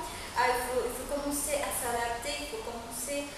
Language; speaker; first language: French; non-native, fluent; Spanish